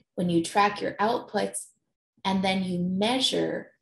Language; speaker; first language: English; native; English